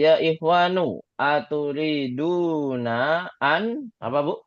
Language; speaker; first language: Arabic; non-native, fluent; Indonesian